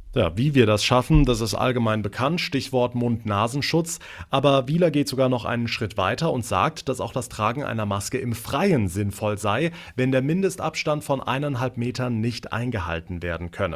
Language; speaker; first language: German; native; German